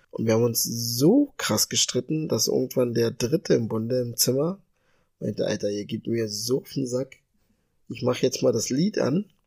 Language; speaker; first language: German; early bilingual, other home language; Ga